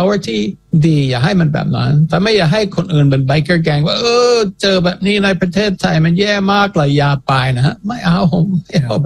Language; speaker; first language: Thai; non-native, fluent; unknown